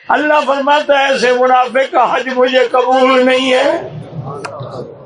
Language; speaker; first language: Urdu; non-native, local second language; Saraiki